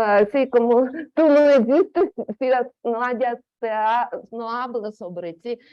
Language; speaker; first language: Spanish; non-native, fluent; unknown